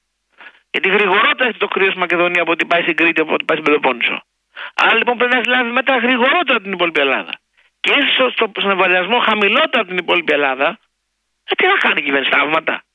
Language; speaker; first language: Greek; native; Greek